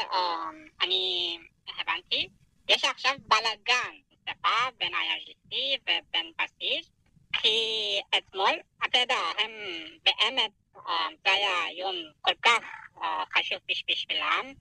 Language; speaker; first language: Hebrew; non-native, fluent; Persian